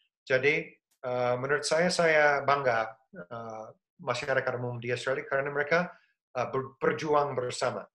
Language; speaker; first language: Indonesian; non-native, fluent; English